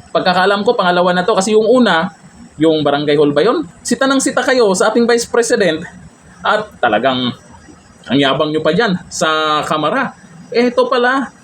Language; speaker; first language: Filipino; native; Filipino